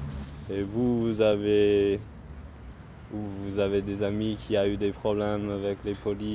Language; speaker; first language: French; non-native, learner; English